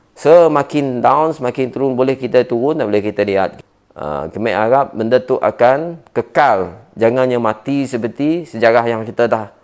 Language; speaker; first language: Malay; native; Malay